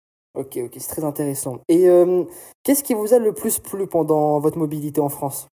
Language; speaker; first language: French; native; French